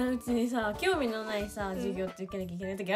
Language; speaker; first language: Japanese; native; Japanese